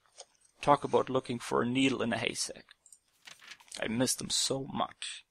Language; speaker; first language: English; non-native, fluent; German